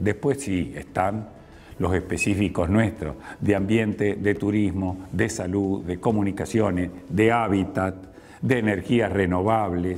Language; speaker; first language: Spanish; native; Spanish